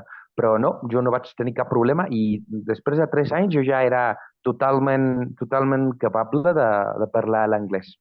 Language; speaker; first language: Catalan; non-native, fluent; Spanish